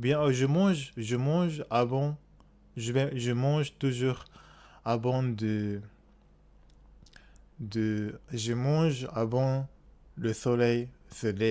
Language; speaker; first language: French; non-native, learner; Japanese